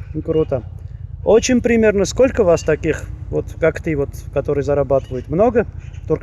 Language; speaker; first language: Russian; native; Russian